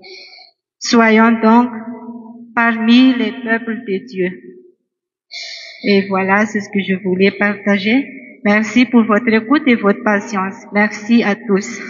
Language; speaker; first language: French; non-native, local second language; Malagasy